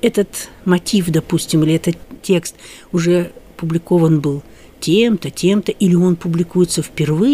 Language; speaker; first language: Russian; native; Russian